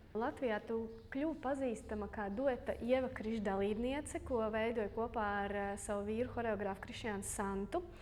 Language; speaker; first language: Latvian; native; Latvian